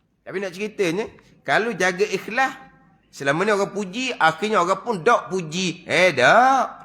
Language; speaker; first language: Malay; native; Malay